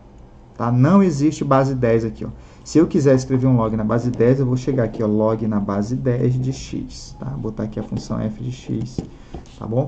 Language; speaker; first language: Portuguese; native; Portuguese